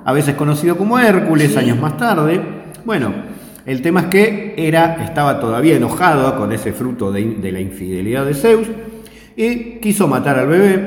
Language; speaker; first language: Spanish; native; Spanish